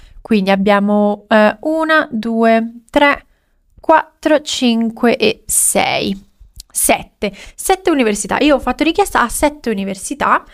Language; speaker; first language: Italian; native; Italian